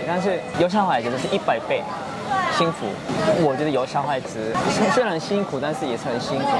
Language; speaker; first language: Chinese; non-native, fluent; Korean